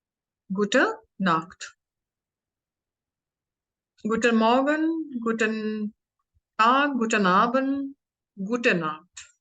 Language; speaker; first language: German; non-native, learner; Hindi